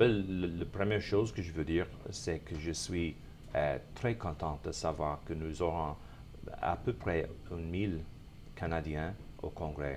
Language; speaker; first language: French; non-native, fluent; English